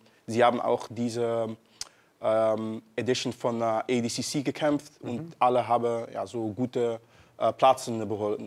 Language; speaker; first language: German; non-native, learner; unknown